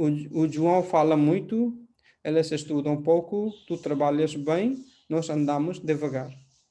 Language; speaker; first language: Portuguese; non-native, fluent; Hindi